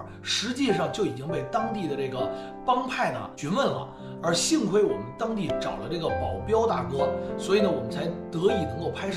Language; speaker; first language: Chinese; native; Chinese